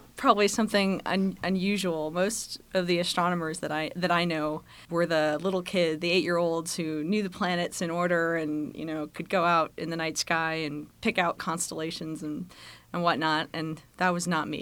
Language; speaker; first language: English; native; English